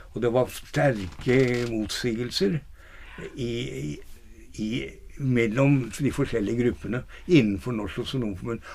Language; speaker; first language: Norwegian; native; Norwegian